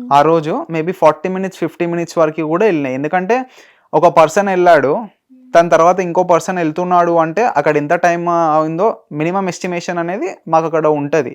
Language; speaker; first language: Telugu; native; Telugu